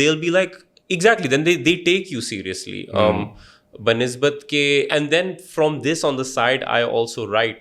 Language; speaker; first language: English; non-native, local second language; Urdu